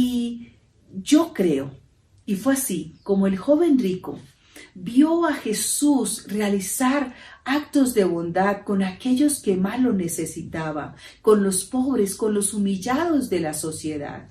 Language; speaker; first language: Spanish; native; Spanish